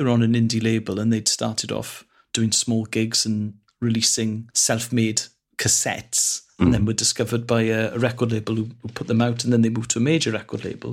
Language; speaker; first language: English; non-native, local second language; Welsh